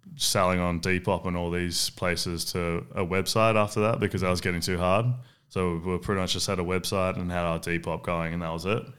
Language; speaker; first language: English; native; English